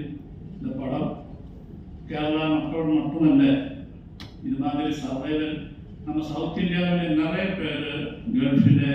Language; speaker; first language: Tamil; non-native, learner; Malayalam